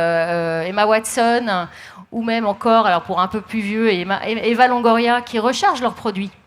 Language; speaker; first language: French; native; French